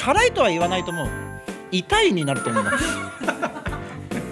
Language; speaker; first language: Japanese; native; Japanese